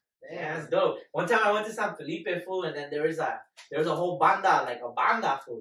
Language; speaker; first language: English; early bilingual, other home language; Spanish